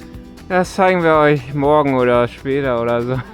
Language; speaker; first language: German; native; German